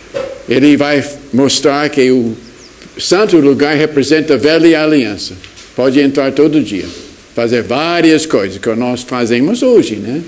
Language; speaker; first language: Portuguese; non-native, fluent; English